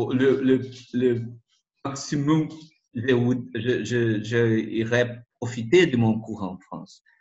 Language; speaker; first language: French; non-native, learner; Portuguese